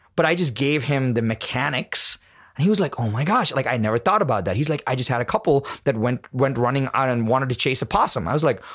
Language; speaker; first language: English; non-native, local second language; Tamil